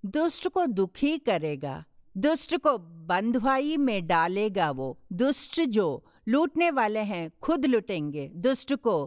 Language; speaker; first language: Hindi; non-native, local second language; Tamil